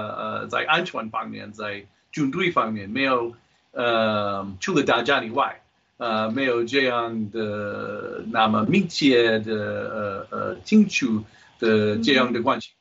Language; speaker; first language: Chinese; non-native, fluent; English